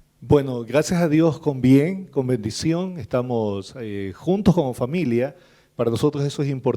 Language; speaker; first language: Spanish; native; Spanish